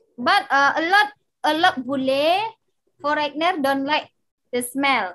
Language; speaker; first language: English; non-native, learner; Indonesian